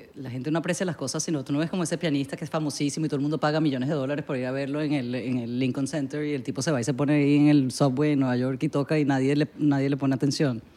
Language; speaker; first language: Spanish; native; Spanish